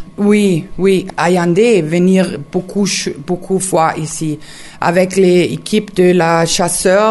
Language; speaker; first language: French; non-native, learner; German